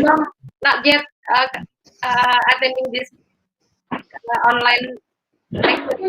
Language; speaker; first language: English; non-native, learner; Indonesian